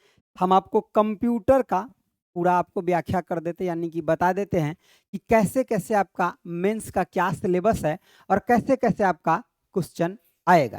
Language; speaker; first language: Hindi; native; Hindi